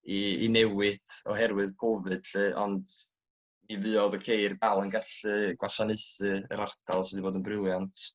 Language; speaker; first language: Welsh; native; Welsh